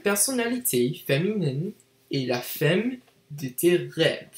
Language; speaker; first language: French; non-native, learner; English